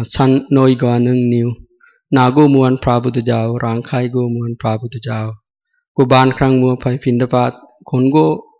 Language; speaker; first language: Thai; non-native, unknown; Sinhala